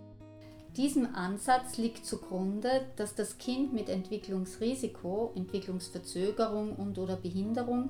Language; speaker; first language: German; native; German